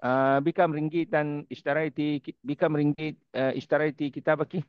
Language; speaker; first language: Arabic; non-native, fluent; Malay